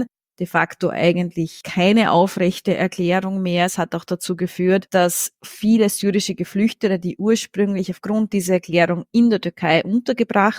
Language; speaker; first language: German; native; German